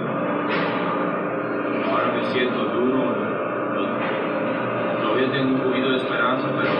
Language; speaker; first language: Spanish; early bilingual, heritage; English